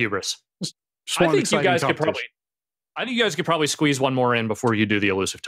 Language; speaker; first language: English; native; English